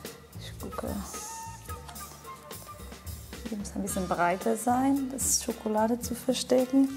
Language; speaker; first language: German; non-native, fluent; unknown